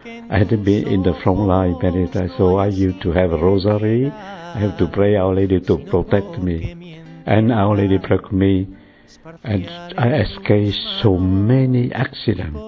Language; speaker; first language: English; non-native, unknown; Vietnamese